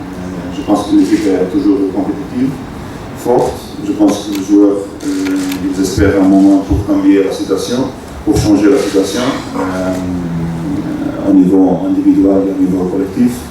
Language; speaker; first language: French; non-native, fluent; Portuguese